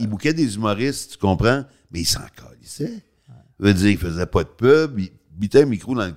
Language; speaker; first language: French; native; French